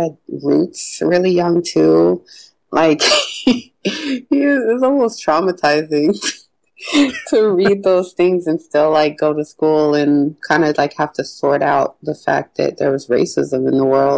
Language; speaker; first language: English; native; English